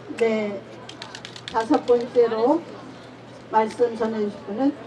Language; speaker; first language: Korean; native; Korean